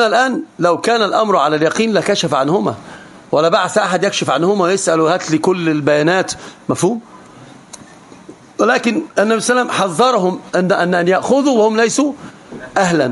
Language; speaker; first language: Arabic; native; Arabic